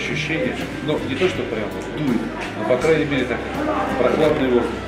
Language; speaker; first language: Russian; non-native, learner; Persian